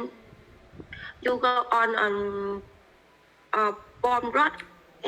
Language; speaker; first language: English; non-native, learner; Vietnamese